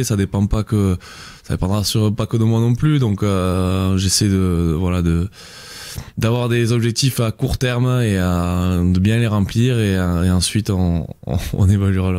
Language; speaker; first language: French; native; French